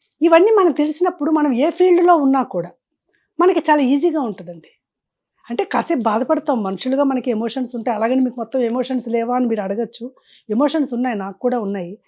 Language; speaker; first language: Telugu; native; Telugu